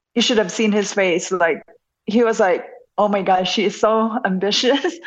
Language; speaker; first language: English; non-native, local second language; Hiligaynon